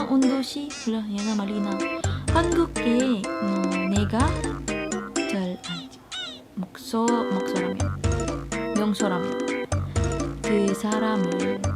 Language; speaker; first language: Korean; non-native, learner; Filipino